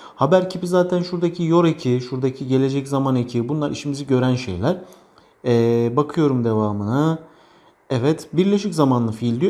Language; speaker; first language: Turkish; native; Turkish